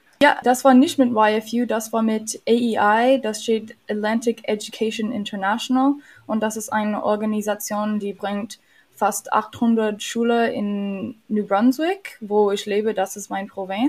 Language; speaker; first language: German; non-native, learner; English